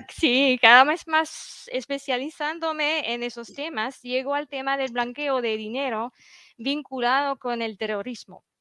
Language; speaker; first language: Spanish; non-native, fluent; French